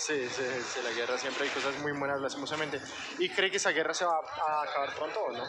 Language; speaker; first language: Spanish; non-native, fluent; French